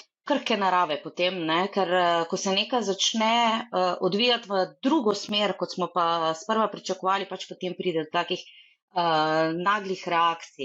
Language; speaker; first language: Slovenian; native; Slovenian